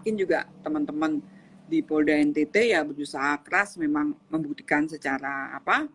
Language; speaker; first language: Indonesian; native; Indonesian